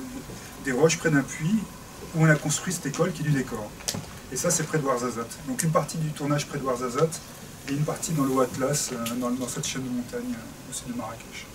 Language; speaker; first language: French; native; French